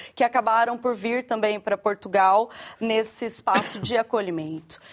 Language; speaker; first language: Portuguese; native; Portuguese